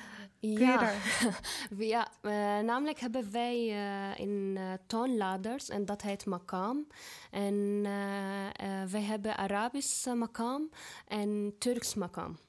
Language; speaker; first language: Dutch; non-native, fluent; Arabic